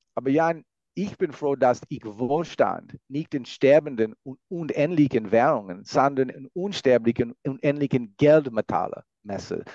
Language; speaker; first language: German; non-native, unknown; English